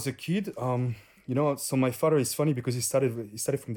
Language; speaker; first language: English; non-native, fluent; French